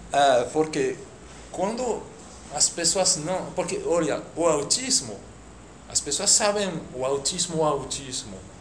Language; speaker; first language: Portuguese; non-native, fluent; French